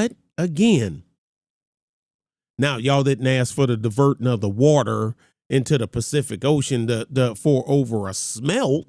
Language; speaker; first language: English; native; English